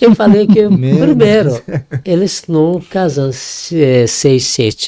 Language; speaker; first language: Portuguese; non-native, learner; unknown